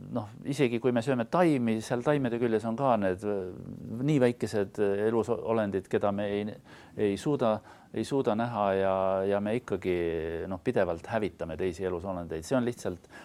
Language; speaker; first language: Estonian; native; Estonian